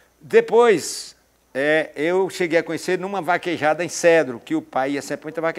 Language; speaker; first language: Portuguese; native; Portuguese